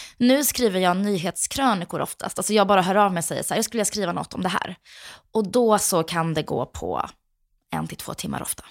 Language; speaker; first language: Swedish; early bilingual, other home language; Bosnian